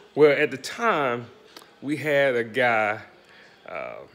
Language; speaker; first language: English; native; English